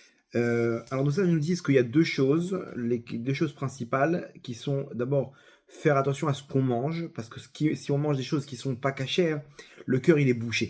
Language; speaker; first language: French; native; French